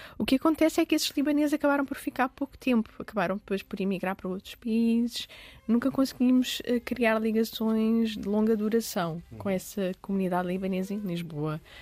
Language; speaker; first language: Portuguese; early bilingual, other home language; Arabic